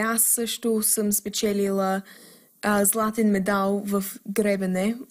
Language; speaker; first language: Bulgarian; early bilingual, heritage; English